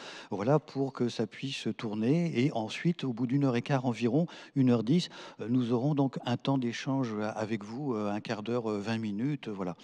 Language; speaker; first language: French; native; French